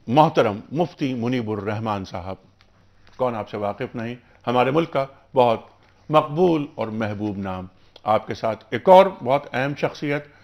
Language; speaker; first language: Urdu; native; Urdu